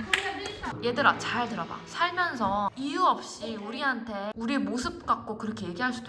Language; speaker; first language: Korean; native; Korean